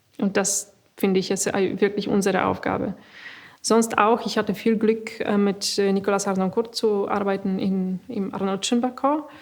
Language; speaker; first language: German; non-native, fluent; Polish